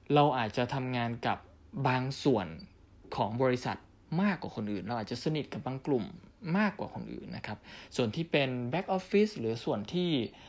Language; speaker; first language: Thai; native; Thai